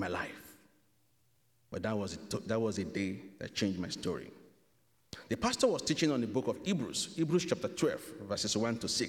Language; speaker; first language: English; non-native, local second language; Yoruba